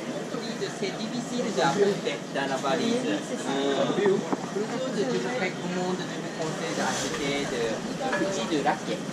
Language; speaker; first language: French; non-native, learner; Japanese